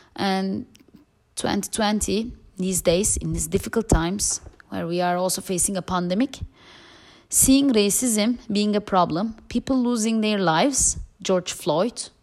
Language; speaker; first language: English; non-native, fluent; Turkish